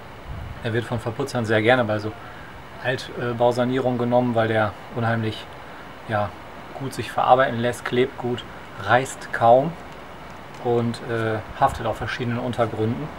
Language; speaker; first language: German; native; German